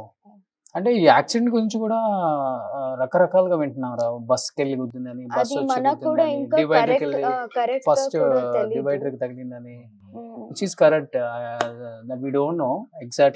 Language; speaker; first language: Telugu; native; Telugu